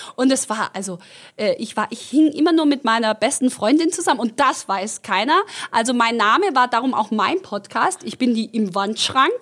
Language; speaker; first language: German; native; German